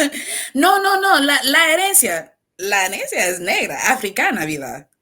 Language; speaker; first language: Spanish; non-native, fluent; English